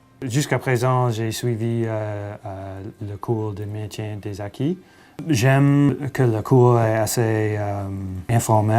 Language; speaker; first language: French; non-native, local second language; English